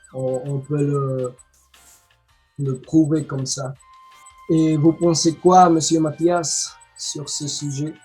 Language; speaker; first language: French; non-native, learner; Spanish